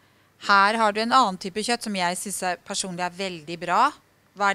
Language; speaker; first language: Norwegian; native; Norwegian